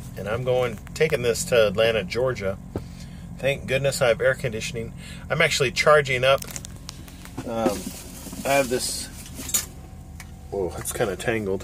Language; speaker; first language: English; native; English